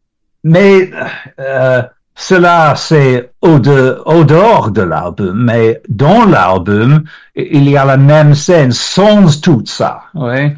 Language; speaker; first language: French; non-native, learner; English